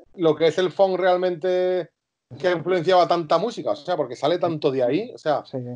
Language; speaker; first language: Spanish; native; Spanish